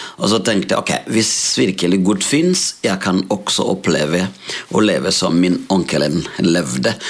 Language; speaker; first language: Norwegian; non-native, fluent; Rundi